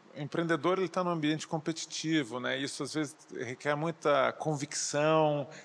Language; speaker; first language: Portuguese; native; Portuguese